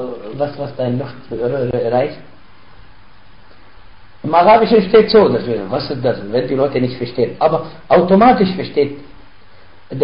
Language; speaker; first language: German; non-native, fluent; Arabic